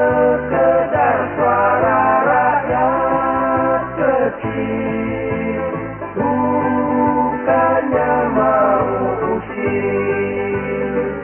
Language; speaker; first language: Indonesian; native; Indonesian